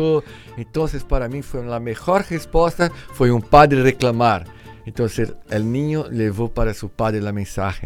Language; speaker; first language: Spanish; non-native, learner; Portuguese